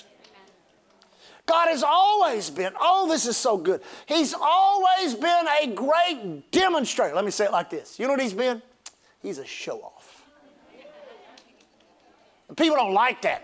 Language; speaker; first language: English; native; English